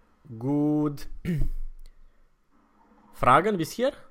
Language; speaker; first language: German; non-native, fluent; Romanian